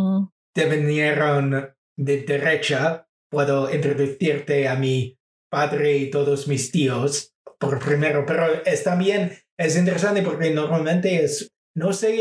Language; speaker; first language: Spanish; non-native, fluent; English